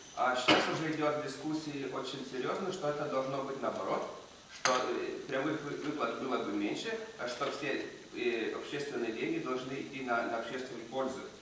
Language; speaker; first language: Russian; non-native, local second language; Lithuanian